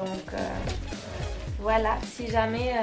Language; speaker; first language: French; native; French